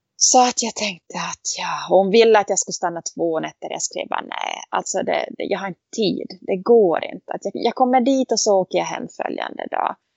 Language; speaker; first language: Swedish; native; Swedish